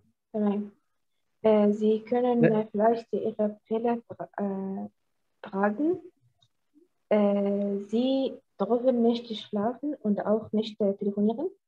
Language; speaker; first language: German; non-native, learner; Arabic